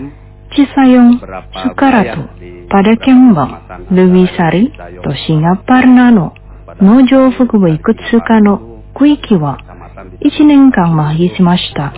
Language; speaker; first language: Japanese; non-native, fluent; Indonesian